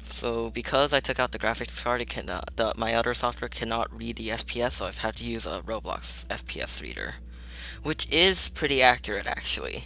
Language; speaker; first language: English; native; English